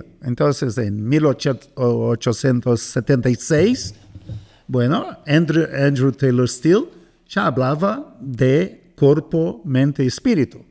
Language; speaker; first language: Spanish; non-native, fluent; Portuguese